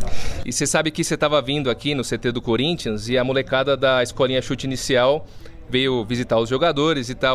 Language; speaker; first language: Portuguese; native; Portuguese